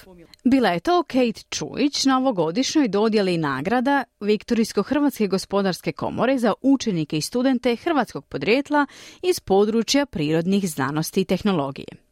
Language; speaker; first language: Serbian; native; Serbian